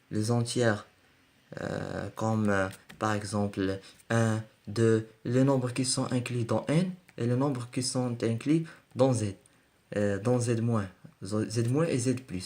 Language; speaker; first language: French; non-native, learner; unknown